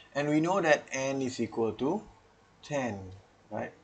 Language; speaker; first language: English; non-native, local second language; Malay